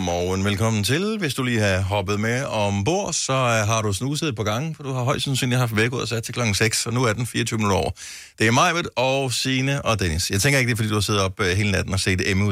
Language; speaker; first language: Danish; native; Danish